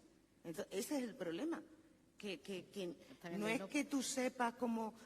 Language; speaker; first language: Spanish; native; Spanish